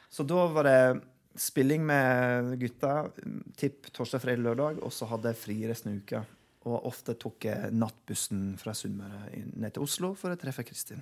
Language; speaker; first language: Norwegian; non-native, fluent; English